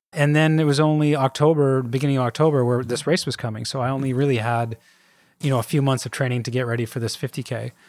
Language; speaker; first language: English; native; English